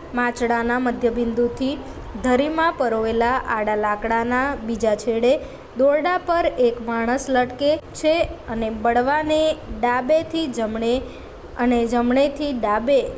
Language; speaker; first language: Gujarati; native; Gujarati